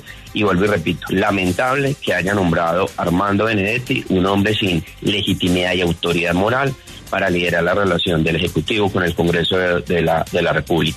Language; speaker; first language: Spanish; native; Spanish